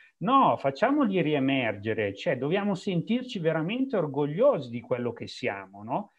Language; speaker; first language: Italian; native; Italian